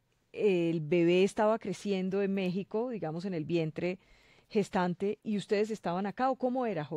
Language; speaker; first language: Spanish; native; Spanish